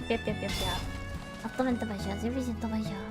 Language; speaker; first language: Spanish; early bilingual, heritage; Spanish